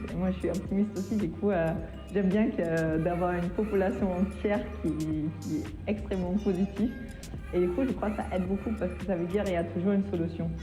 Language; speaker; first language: French; non-native, fluent; German